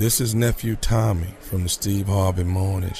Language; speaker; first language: English; native; English